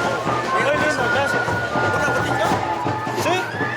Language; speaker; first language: Spanish; non-native, learner; English